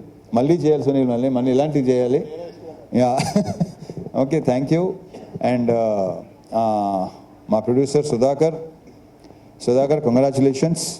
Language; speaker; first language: Telugu; native; Telugu